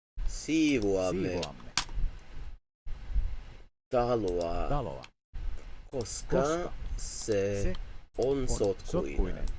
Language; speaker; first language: Finnish; non-native, learner; English